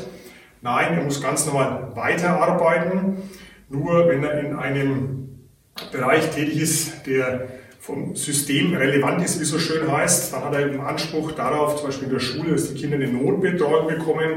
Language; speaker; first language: German; native; German